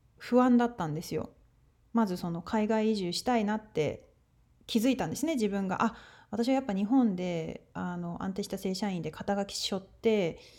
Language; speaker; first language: Japanese; native; Japanese